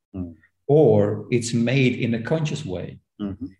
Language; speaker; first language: English; non-native, fluent; Estonian